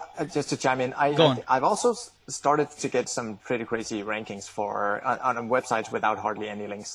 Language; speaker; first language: English; non-native, fluent; Danish